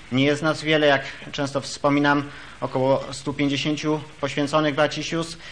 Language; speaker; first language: Polish; early bilingual, heritage; Polish